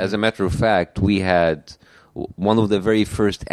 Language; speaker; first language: English; non-native, fluent; Arabic